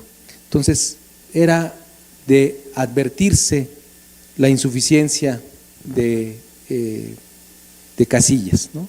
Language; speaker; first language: Spanish; native; Spanish